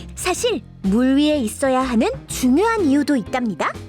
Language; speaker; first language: Korean; native; Korean